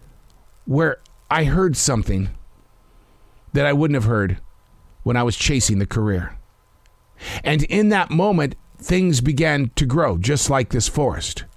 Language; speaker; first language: English; native; English